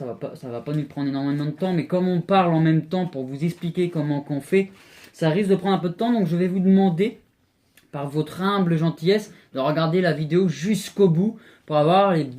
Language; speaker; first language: French; native; French